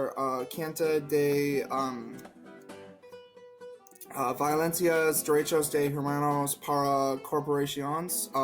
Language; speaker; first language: Spanish; non-native, learner; English